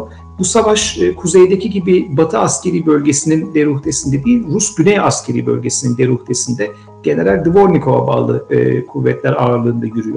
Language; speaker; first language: Turkish; native; Turkish